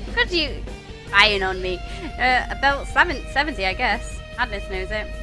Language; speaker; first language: English; native; English